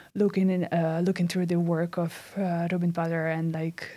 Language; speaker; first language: English; non-native, fluent; Russian